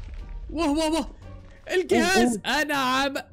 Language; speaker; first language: Arabic; native; Arabic